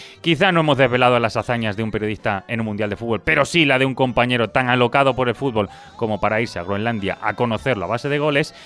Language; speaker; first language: Spanish; native; Spanish